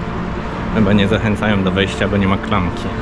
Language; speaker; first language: Polish; native; Polish